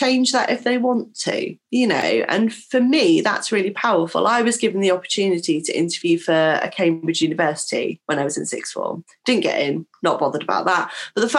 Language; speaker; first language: English; native; English